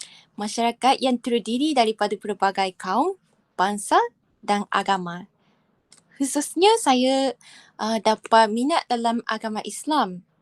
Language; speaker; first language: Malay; non-native, fluent; Japanese